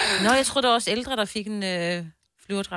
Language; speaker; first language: Danish; native; Danish